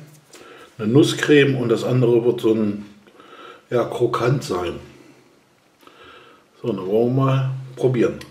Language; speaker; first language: German; native; German